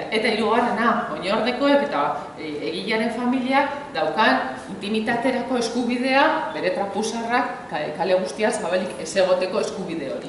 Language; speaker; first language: Basque; native; Basque